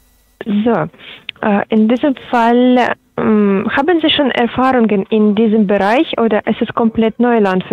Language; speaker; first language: German; non-native, learner; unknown